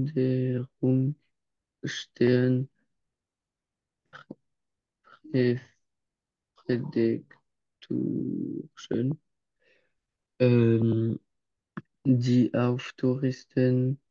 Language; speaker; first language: German; non-native, learner; French